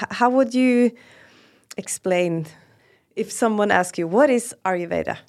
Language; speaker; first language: English; non-native, fluent; Norwegian